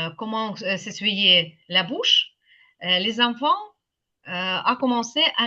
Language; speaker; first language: French; non-native, fluent; Ukrainian